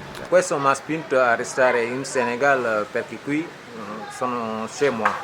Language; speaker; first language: Italian; non-native, fluent; Wolof